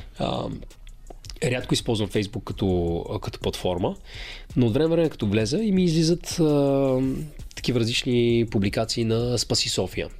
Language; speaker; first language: Bulgarian; native; Bulgarian